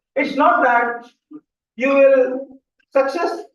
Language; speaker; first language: English; non-native, local second language; Hindi